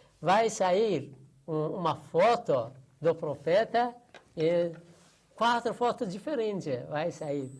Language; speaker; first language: Portuguese; non-native, learner; Persian